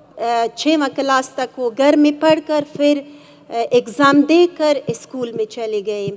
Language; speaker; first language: Hindi; non-native, fluent; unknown